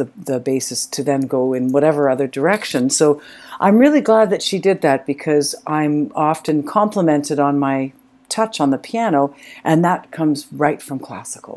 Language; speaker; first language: English; native; English